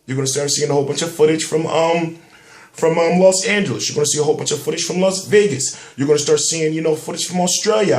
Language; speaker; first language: English; native; English